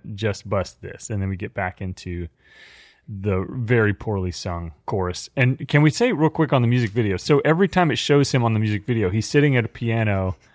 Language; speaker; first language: English; native; English